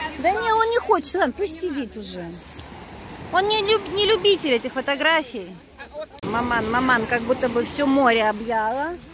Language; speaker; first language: Russian; native; Russian